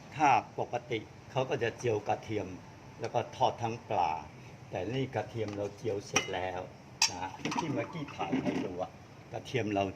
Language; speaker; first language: Thai; non-native, fluent; Chinese